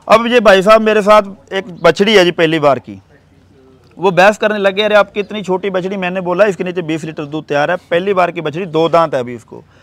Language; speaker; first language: Hindi; native; Hindi